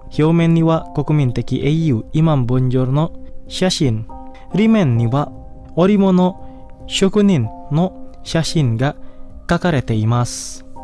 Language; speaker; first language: Japanese; non-native, fluent; Indonesian